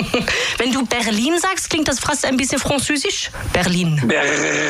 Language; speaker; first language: German; native; German